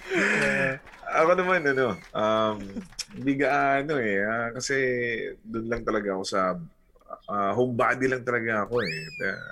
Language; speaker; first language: Filipino; non-native, local second language; Bikol